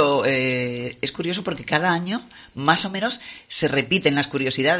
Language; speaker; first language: Spanish; native; Spanish